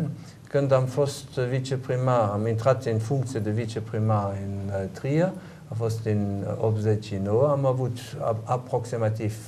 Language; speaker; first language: Romanian; non-native, learner; German